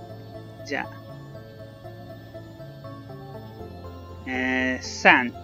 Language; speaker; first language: Japanese; non-native, learner; English